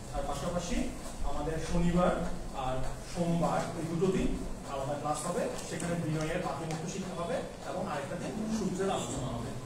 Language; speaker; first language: Bangla; non-native, local second language; Chakma